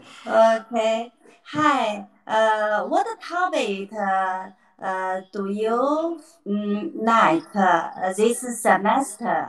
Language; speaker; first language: English; non-native, learner; Chinese